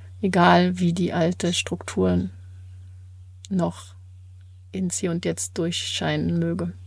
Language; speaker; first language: German; native; German